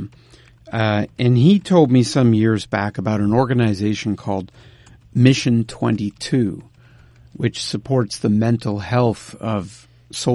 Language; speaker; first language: English; native; English